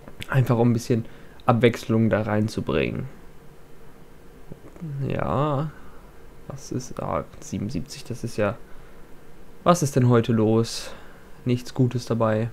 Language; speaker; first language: German; native; German